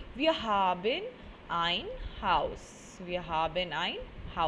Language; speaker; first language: German; non-native, fluent; Hindi